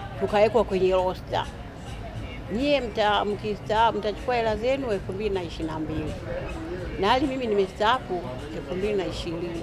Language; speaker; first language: Swahili; native; Swahili